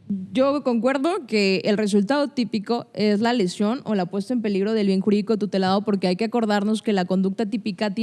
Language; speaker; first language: Spanish; native; Spanish